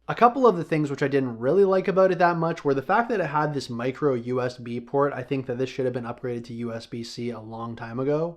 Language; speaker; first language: English; native; English